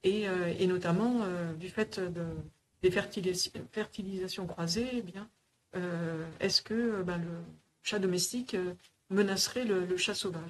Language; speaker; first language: French; native; French